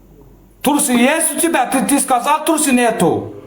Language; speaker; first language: Russian; non-native, learner; Turkmen